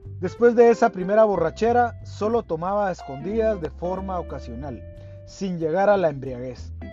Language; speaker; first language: Spanish; native; Spanish